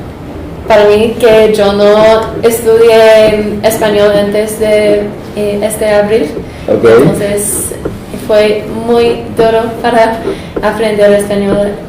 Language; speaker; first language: Spanish; non-native, fluent; English